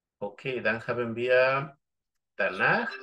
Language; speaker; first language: German; non-native, fluent; Spanish